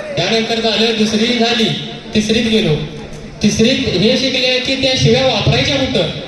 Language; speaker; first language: Marathi; non-native, local second language; Kannada